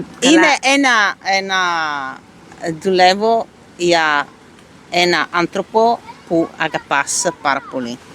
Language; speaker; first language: Greek; early bilingual, heritage; Italian